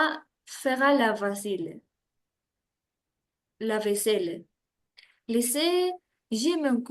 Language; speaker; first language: French; non-native, learner; Spanish